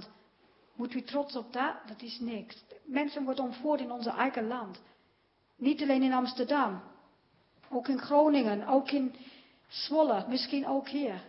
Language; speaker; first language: Dutch; non-native, fluent; English